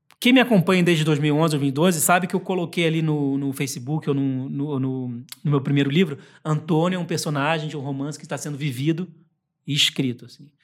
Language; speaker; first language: Portuguese; early bilingual, heritage; Portuguese